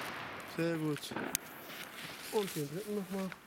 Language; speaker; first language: German; native; German